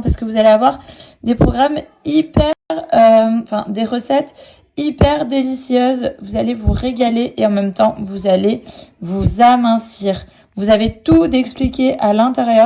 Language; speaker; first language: French; native; French